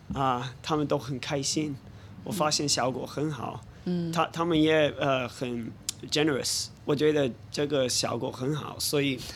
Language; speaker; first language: Chinese; non-native, fluent; English